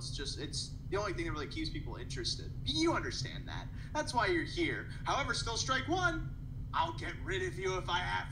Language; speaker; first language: English; native; English